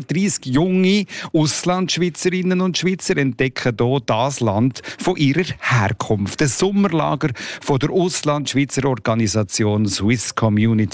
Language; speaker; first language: German; native; German